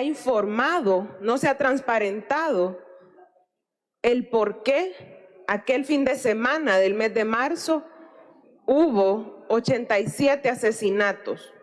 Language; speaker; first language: Spanish; native; Spanish